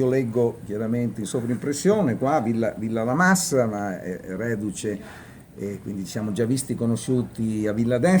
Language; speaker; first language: Italian; native; Italian